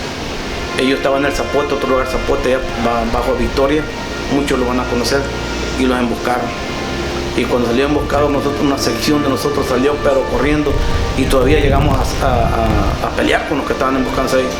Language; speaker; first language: Spanish; native; Spanish